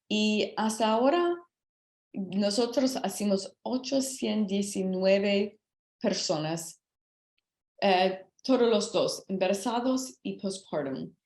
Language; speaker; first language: Spanish; non-native, learner; English